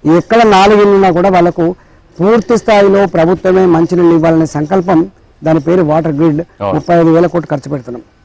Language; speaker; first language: Telugu; native; Telugu